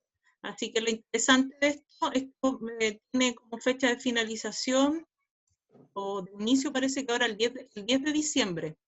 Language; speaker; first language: Spanish; native; Spanish